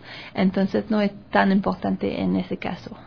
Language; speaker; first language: Spanish; non-native, learner; French